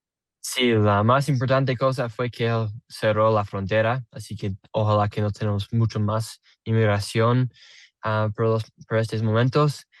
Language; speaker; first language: Spanish; non-native, learner; English